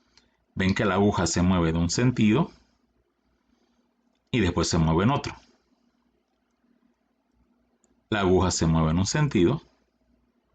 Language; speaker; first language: Spanish; native; Spanish